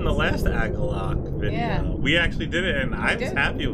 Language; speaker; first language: English; native; English